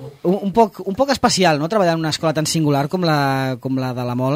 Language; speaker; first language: Catalan; native; Catalan